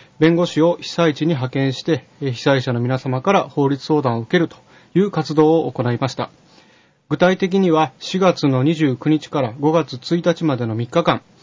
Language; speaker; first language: Japanese; native; Japanese